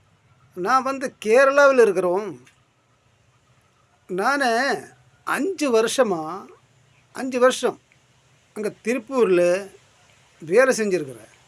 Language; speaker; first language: Tamil; non-native, local second language; Malayalam